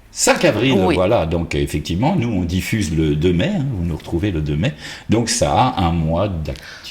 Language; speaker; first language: French; native; French